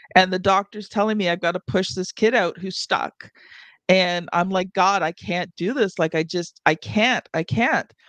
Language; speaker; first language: English; native; English